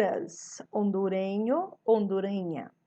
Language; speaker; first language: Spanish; non-native, learner; Portuguese